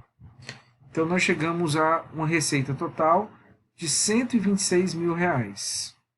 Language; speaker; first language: Portuguese; native; Portuguese